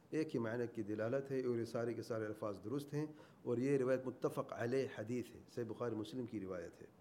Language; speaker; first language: Urdu; native; Urdu